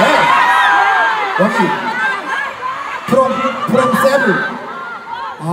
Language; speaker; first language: English; non-native, learner; Korean